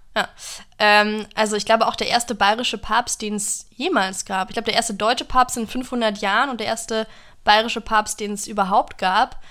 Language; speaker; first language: German; non-native, fluent; English